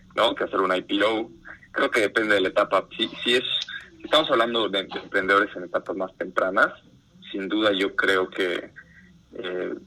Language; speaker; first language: Spanish; native; Spanish